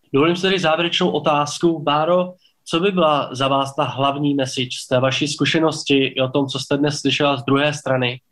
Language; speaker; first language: Czech; native; Czech